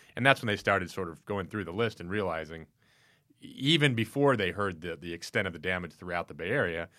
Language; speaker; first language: English; native; English